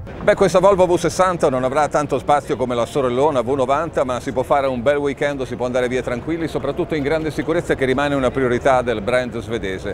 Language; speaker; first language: Italian; native; Italian